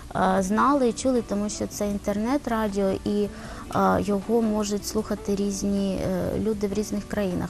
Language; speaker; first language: Ukrainian; non-native, local second language; Romany